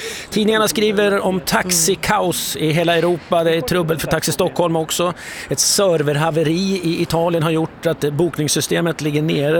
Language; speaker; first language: Swedish; native; Swedish